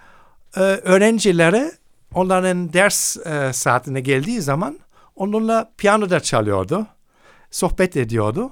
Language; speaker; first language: Turkish; non-native, fluent; German